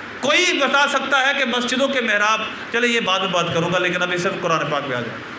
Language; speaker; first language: Urdu; non-native, local second language; Punjabi